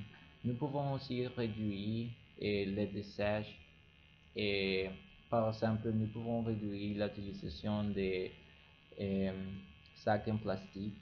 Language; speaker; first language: French; non-native, learner; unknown